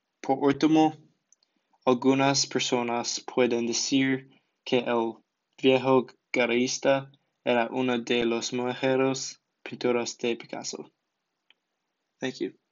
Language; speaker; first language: Spanish; non-native, learner; English